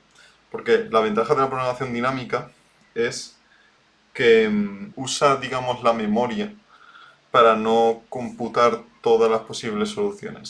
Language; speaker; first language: Spanish; native; Spanish